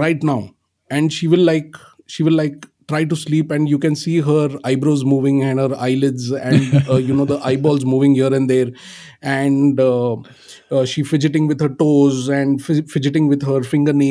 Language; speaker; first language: English; non-native, local second language; Marathi